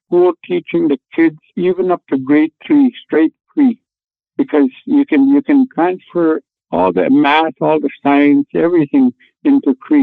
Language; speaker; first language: English; non-native, fluent; Cree